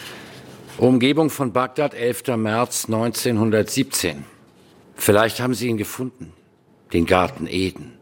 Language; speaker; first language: German; native; German